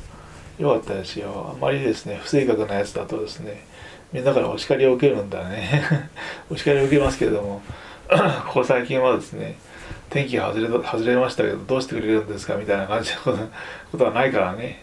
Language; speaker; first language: Japanese; native; Japanese